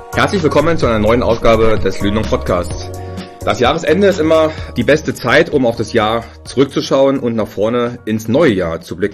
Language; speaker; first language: German; native; German